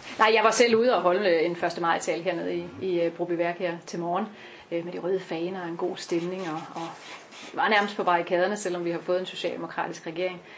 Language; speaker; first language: Danish; native; Danish